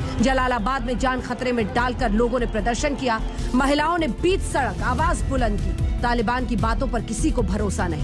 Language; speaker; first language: Hindi; native; Hindi